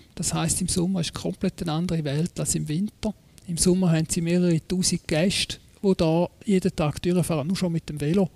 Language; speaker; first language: German; native; German